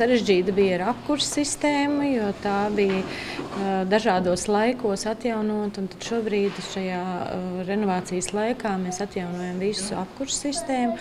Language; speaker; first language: Latvian; native; Latvian